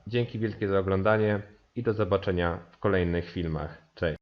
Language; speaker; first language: Polish; native; Polish